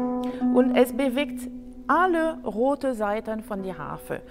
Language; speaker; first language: German; non-native, fluent; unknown